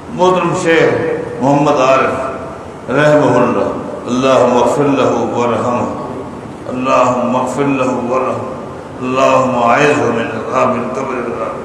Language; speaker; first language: Urdu; native; Urdu